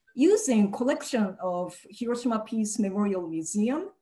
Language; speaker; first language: English; early bilingual, other home language; Japanese